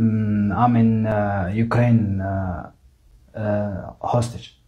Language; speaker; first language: English; non-native, local second language; Somali